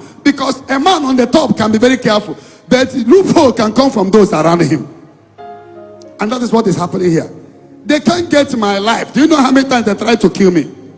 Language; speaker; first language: English; non-native, local second language; Igbo